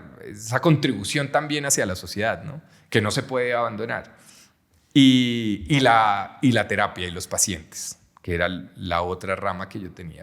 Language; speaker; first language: Spanish; native; Spanish